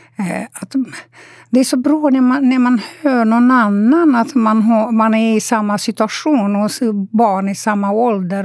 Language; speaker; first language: Swedish; non-native, fluent; Romanian